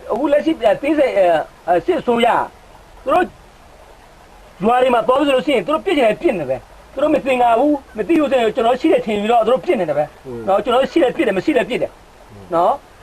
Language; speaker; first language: Burmese; non-native, local second language; S'gaw Karen